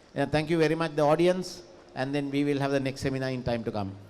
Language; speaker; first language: English; non-native, local second language; Sinhala